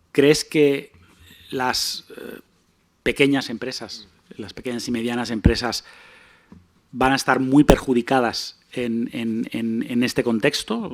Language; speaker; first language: Spanish; native; Spanish